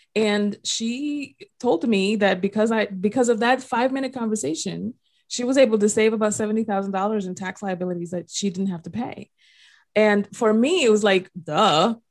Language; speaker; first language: English; non-native, fluent; Spanish